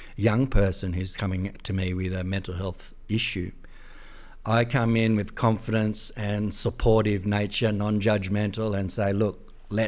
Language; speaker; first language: English; native; English